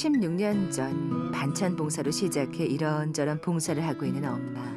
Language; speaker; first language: Korean; native; Korean